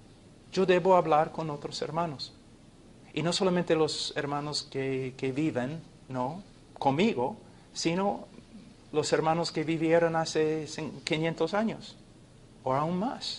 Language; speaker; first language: Spanish; non-native, fluent; English